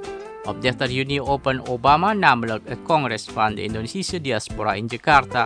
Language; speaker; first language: Dutch; non-native, learner; Indonesian